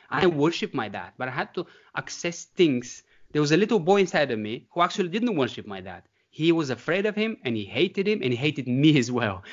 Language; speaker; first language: English; non-native, fluent; Bulgarian